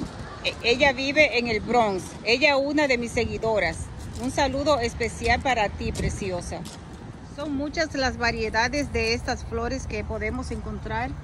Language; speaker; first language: Spanish; native; Spanish